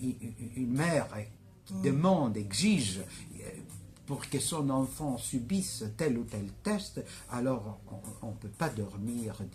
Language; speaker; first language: French; non-native, fluent; Greek